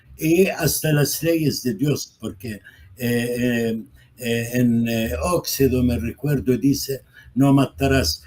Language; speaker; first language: Spanish; non-native, fluent; Arabic